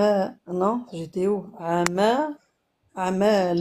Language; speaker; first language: French; native; French